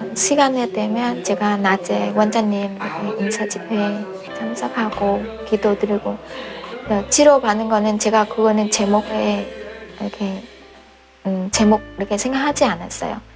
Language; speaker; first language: Korean; non-native, fluent; Vietnamese